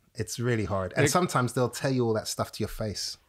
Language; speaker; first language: English; native; English